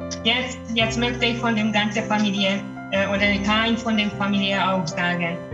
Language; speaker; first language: German; non-native, learner; Hungarian